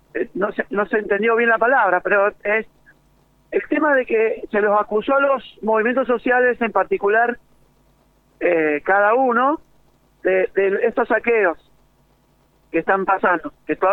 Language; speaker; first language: Spanish; native; Spanish